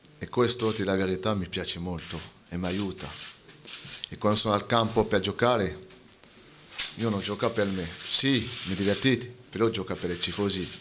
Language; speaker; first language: Italian; non-native, fluent; French